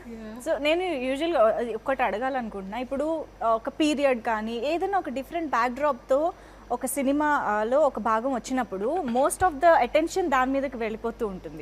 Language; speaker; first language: Telugu; native; Telugu